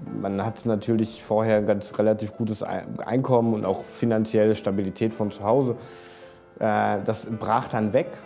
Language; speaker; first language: German; early bilingual, other home language; Czech